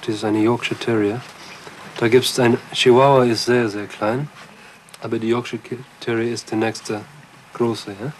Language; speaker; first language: German; non-native, learner; English